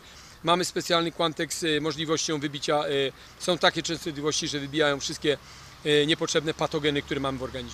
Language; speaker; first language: Polish; native; Polish